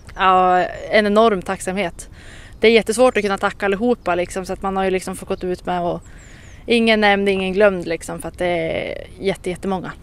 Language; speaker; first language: Swedish; native; Swedish